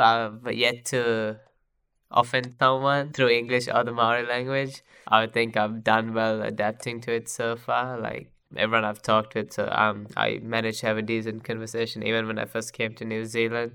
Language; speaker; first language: English; non-native, local second language; Sinhala